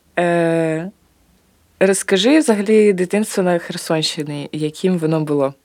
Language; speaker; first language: Ukrainian; native; Ukrainian